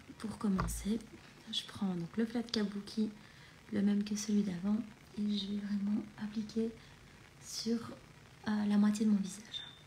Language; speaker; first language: French; native; French